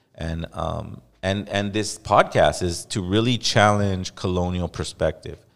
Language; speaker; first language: English; native; English